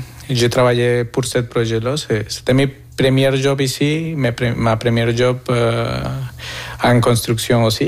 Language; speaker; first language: French; non-native, fluent; Spanish